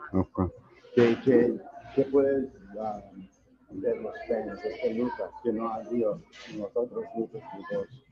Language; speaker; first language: Spanish; non-native, learner; English